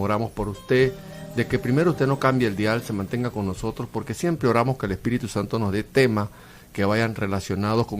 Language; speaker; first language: Spanish; native; Spanish